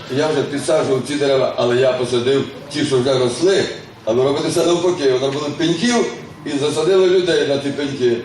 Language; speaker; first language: Ukrainian; native; Ukrainian